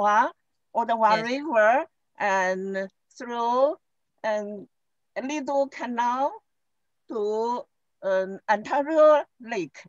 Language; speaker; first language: English; non-native, learner; Chinese